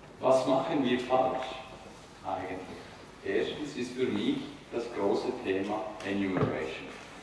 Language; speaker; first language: German; non-native, fluent; Italian